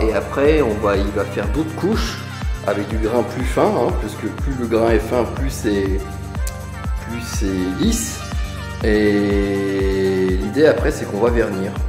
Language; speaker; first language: French; native; French